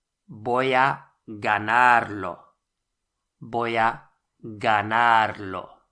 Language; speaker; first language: Spanish; non-native, fluent; English